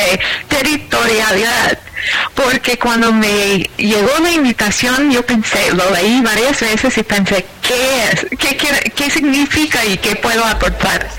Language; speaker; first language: Spanish; non-native, fluent; English